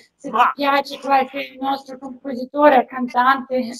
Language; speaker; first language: Italian; non-native, fluent; Russian